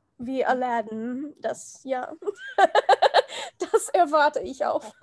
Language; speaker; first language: German; non-native, learner; English